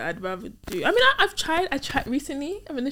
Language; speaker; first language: English; native; English